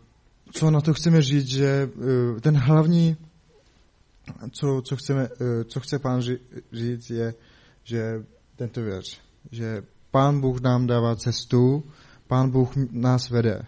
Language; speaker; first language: Czech; non-native, learner; Mongolian